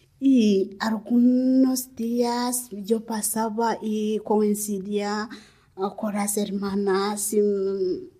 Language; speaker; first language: Spanish; non-native, learner; Kinyarwanda